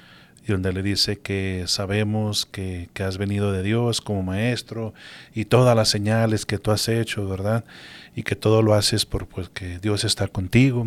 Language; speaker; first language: Spanish; native; Spanish